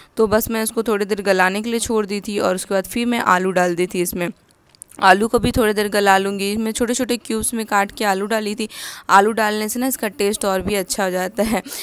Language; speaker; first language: Hindi; native; Hindi